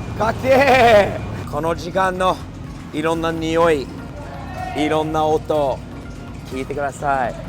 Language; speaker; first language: Japanese; non-native, fluent; English